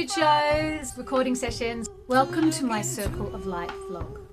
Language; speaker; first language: English; native; English